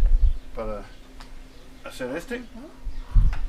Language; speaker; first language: Spanish; non-native, learner; English